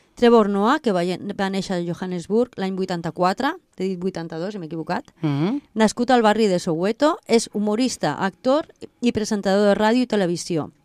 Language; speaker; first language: Catalan; non-native, local second language; Spanish